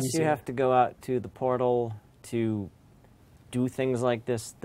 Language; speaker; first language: English; native; English